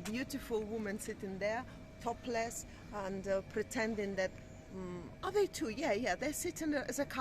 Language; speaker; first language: English; non-native, fluent; Russian